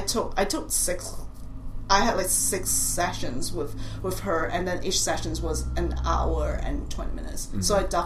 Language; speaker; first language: English; non-native, local second language; Cantonese